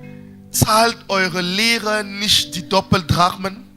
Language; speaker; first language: German; non-native, fluent; French